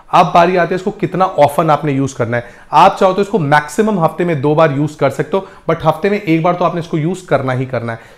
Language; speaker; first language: Hindi; native; Hindi